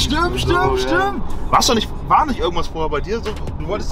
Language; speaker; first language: German; native; German